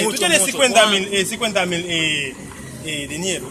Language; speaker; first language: Spanish; non-native, learner; Haitian Creole